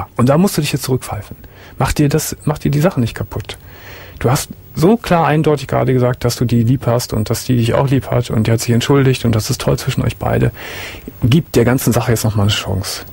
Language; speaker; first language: German; native; German